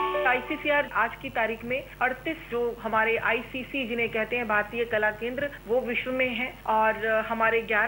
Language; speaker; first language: Hindi; native; Hindi